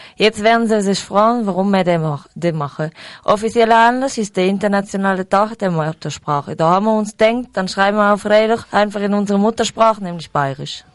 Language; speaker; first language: Spanish; non-native, fluent; German